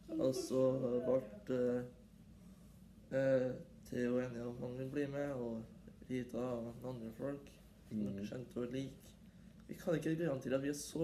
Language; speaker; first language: Norwegian; native; Norwegian